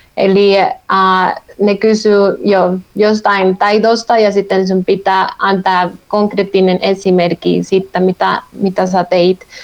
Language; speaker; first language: Finnish; non-native, fluent; Spanish